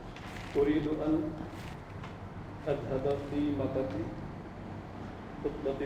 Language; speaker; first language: Arabic; non-native, learner; Indonesian